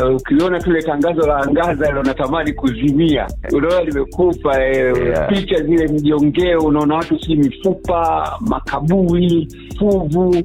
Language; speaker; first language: Swahili; native; Swahili